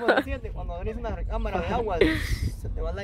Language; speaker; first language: Spanish; native; Spanish